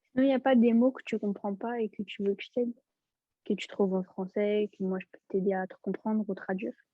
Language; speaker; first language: French; early bilingual, other home language; Portuguese